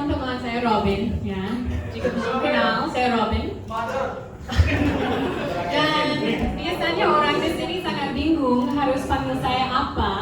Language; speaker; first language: Indonesian; non-native, fluent; English